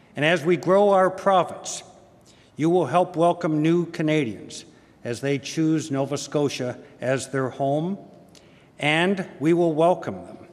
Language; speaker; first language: English; native; English